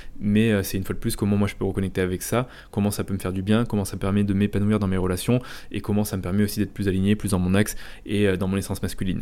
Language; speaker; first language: French; native; French